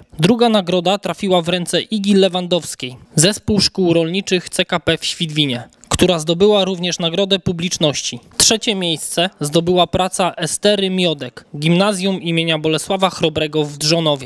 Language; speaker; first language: Polish; native; Polish